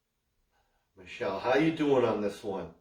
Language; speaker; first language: English; native; English